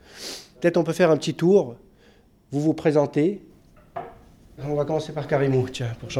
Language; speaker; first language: French; non-native, local second language; Arabic